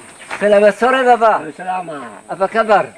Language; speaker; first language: Indonesian; non-native, fluent; French